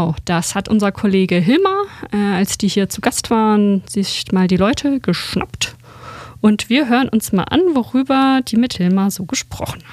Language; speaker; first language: German; native; German